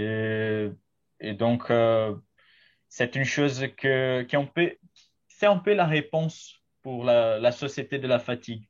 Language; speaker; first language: French; non-native, fluent; Portuguese